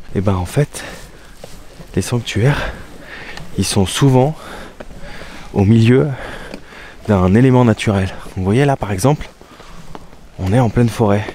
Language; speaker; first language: French; native; French